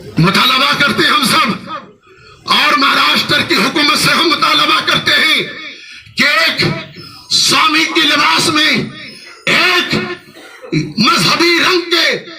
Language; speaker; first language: Urdu; native; Urdu